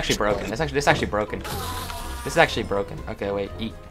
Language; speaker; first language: English; native; English